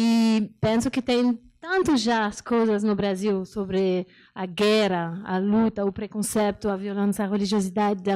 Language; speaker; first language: Portuguese; non-native, learner; French